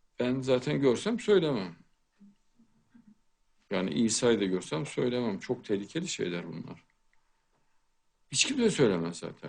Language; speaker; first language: Turkish; native; Turkish